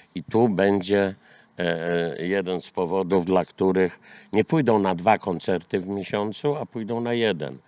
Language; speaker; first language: Polish; native; Polish